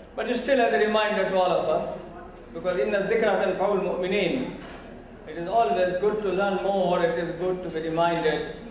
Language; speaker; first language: English; non-native, local second language; Urdu